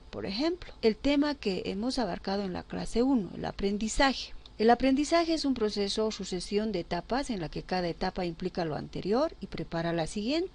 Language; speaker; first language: Spanish; native; Spanish